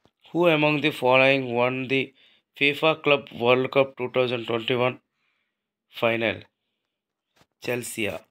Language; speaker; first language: English; non-native, local second language; Telugu